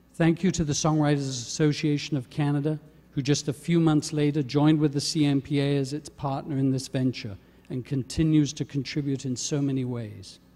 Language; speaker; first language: English; native; English